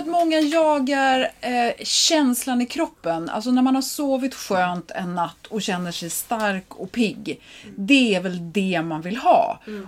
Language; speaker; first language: Swedish; native; Swedish